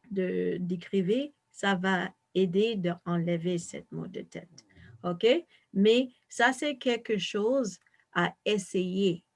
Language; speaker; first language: French; non-native, fluent; English